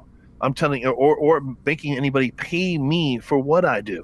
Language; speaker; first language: English; native; English